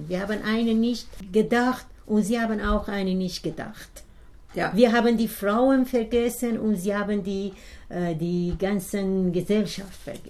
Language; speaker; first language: German; non-native, learner; Persian